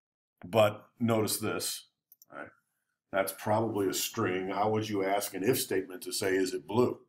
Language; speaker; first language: English; native; English